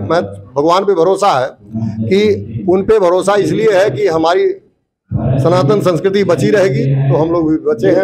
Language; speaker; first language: Hindi; native; Hindi